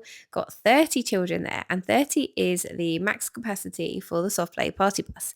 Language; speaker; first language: English; native; English